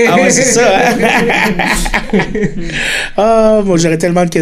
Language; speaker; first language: French; native; French